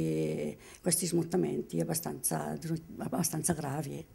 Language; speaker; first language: Italian; native; Italian